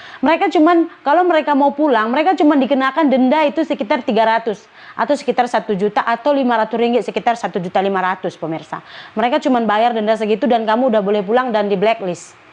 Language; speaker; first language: Indonesian; native; Indonesian